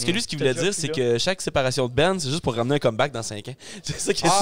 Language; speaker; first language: French; native; French